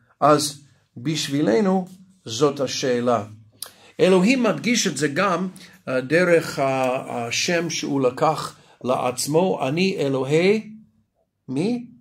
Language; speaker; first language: Hebrew; non-native, fluent; English